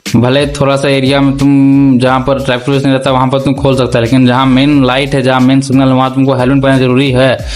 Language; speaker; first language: Hindi; native; Hindi